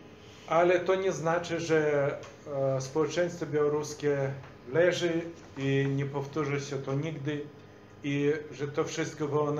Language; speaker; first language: Polish; non-native, fluent; Belarusian